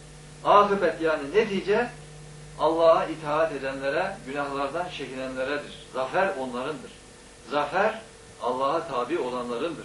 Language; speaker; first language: Turkish; native; Turkish